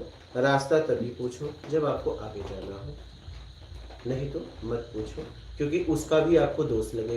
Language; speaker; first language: Hindi; native; Hindi